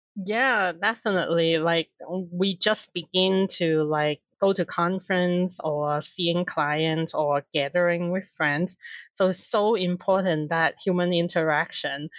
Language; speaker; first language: English; non-native, local second language; Cantonese